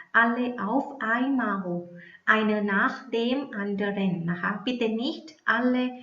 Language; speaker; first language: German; non-native, learner; Thai